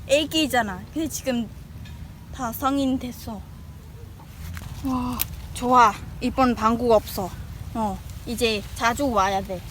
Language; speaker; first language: Korean; non-native, learner; Khmer